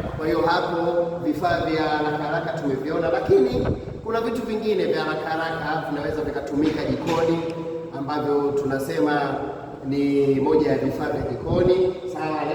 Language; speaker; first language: Swahili; native; Swahili